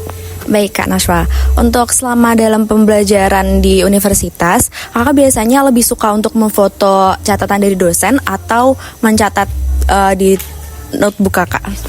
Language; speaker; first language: Indonesian; native; Indonesian